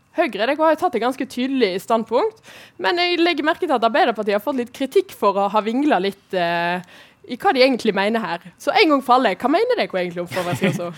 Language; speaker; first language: Norwegian; native; Norwegian